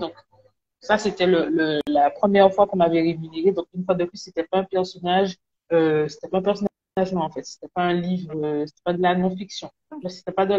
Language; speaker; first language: French; native; French